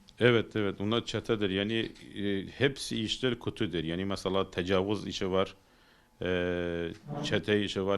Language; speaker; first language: Turkish; non-native, learner; Persian